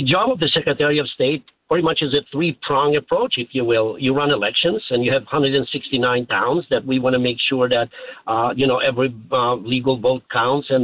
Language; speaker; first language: English; non-native, fluent; Albanian